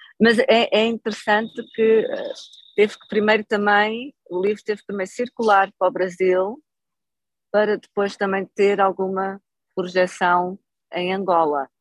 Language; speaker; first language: Portuguese; native; Portuguese